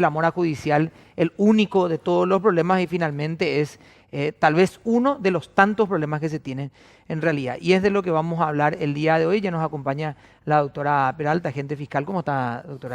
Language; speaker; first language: Spanish; native; Spanish